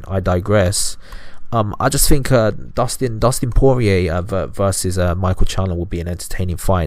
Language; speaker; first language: English; native; English